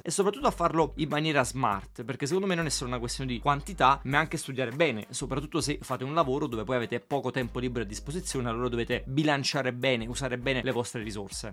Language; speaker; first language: Italian; native; Italian